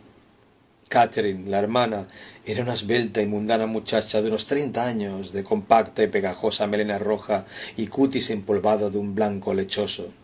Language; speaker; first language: Spanish; native; Spanish